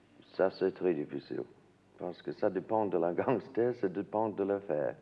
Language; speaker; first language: French; non-native, learner; English